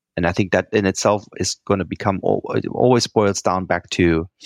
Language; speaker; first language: English; non-native, fluent; German